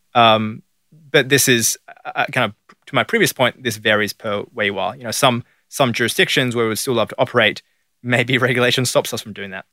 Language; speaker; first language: English; native; English